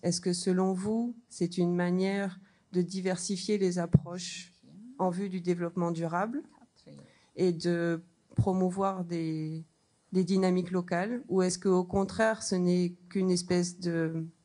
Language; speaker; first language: French; native; French